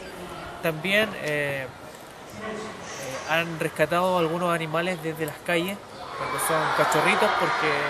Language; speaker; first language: Spanish; native; Spanish